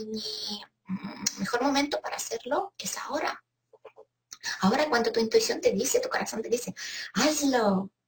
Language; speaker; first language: Spanish; non-native, fluent; Ukrainian